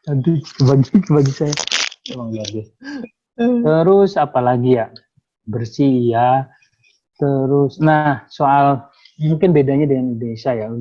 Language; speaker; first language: Indonesian; native; Indonesian